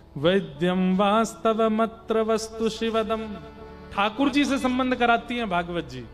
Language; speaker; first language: Hindi; native; Hindi